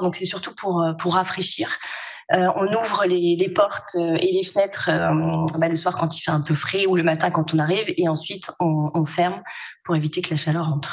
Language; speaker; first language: French; native; French